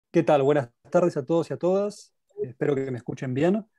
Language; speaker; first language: Spanish; native; Spanish